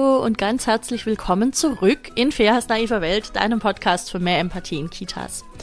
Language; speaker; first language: German; native; German